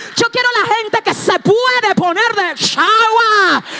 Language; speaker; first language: Spanish; native; Spanish